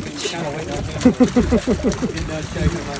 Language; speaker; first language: English; native; English